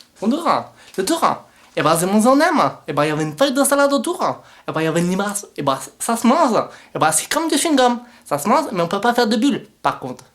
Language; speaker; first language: French; native; French